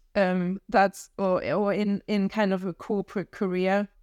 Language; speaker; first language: English; non-native, fluent; German